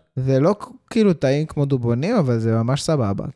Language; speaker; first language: Hebrew; early bilingual, heritage; Hebrew